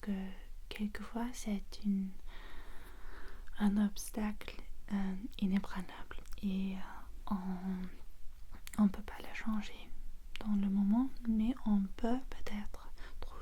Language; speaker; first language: French; non-native, fluent; English